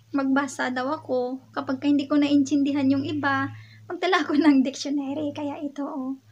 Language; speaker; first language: Filipino; non-native, local second language; Hiligaynon